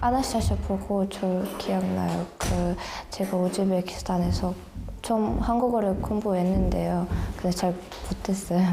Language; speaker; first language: Korean; non-native, fluent; Russian